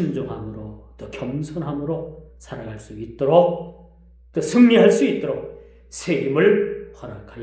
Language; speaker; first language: Korean; native; Korean